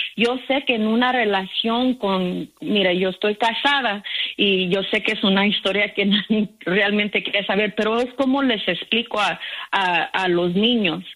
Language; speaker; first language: Spanish; early bilingual, heritage; Spanish